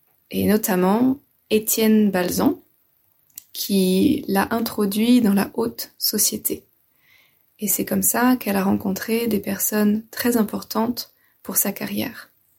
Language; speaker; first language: French; native; French